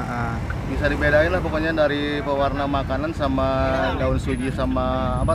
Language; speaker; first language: Indonesian; non-native, local second language; Sundanese